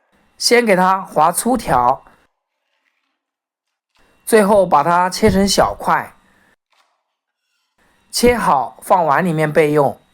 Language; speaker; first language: Chinese; native; Chinese